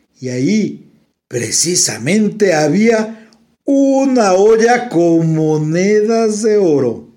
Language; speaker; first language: Spanish; native; Spanish